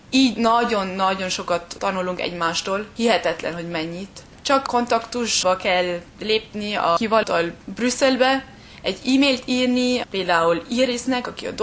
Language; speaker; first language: Hungarian; early bilingual, heritage; German